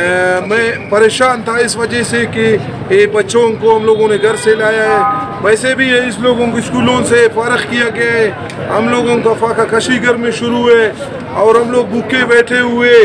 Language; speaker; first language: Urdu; non-native, local second language; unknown